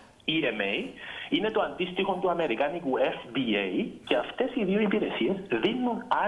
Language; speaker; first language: Greek; native; Greek